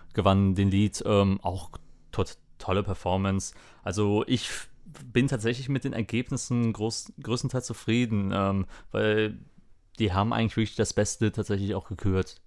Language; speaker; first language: German; native; German